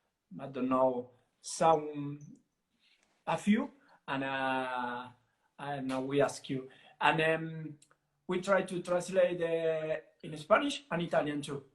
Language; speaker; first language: English; non-native, learner; Italian